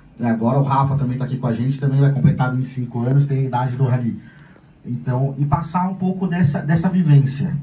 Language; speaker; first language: Portuguese; native; Portuguese